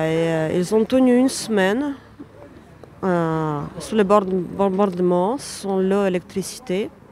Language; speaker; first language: French; non-native, fluent; Ukrainian